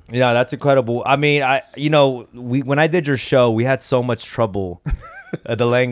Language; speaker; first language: English; early bilingual, other home language; Korean